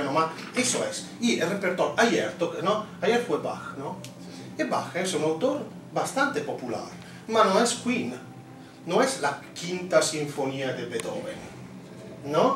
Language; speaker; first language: Spanish; non-native, fluent; Italian